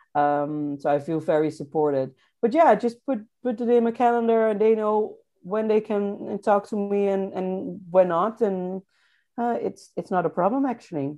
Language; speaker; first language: English; non-native, fluent; Dutch